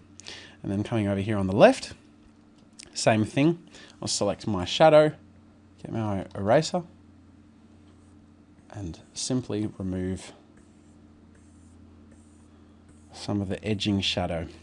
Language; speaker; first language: English; native; English